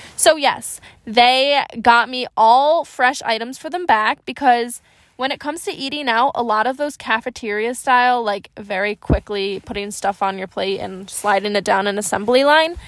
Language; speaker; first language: English; native; English